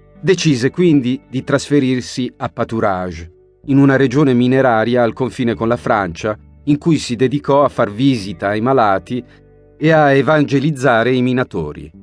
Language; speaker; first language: Italian; native; Italian